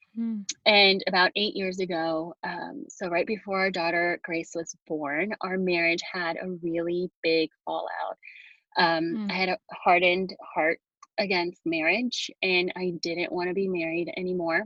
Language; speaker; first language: English; early bilingual, other home language; Spanish